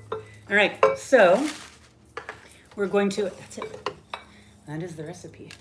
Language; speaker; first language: English; native; English